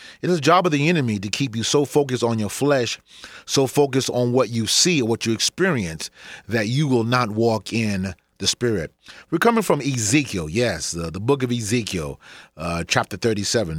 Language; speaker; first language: English; native; English